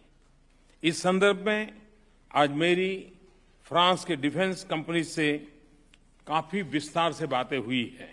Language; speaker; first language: Hindi; non-native, local second language; Gujarati